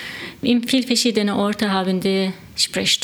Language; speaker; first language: German; non-native, learner; Turkish